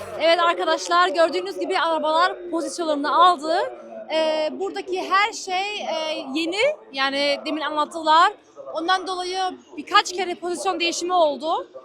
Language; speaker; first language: Turkish; early bilingual, heritage; Turkish